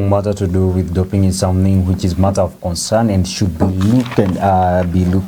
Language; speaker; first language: English; non-native, local second language; Swahili